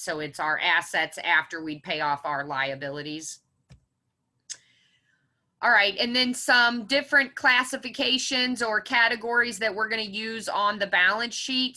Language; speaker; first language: English; native; English